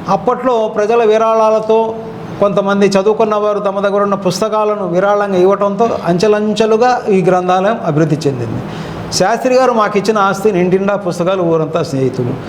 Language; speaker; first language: Telugu; native; Telugu